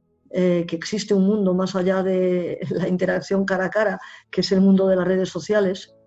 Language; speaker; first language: Spanish; native; Spanish